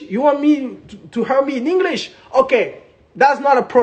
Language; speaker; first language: English; non-native, learner; French